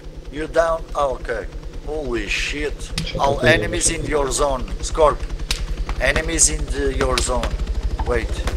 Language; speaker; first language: English; non-native, learner; Portuguese